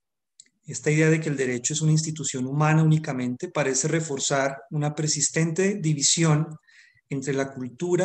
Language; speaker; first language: Spanish; native; Spanish